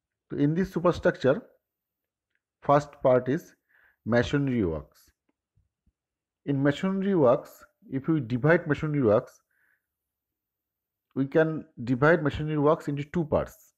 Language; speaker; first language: English; non-native, local second language; Bangla